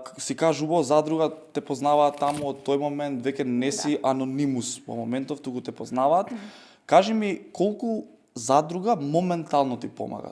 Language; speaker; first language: Macedonian; native; Macedonian